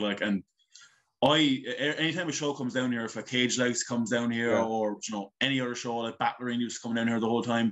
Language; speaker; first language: English; native; English